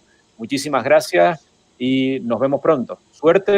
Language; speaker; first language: Spanish; native; Spanish